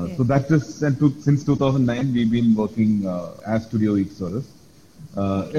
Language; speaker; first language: English; non-native, local second language; Malayalam